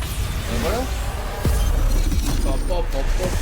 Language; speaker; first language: French; native; French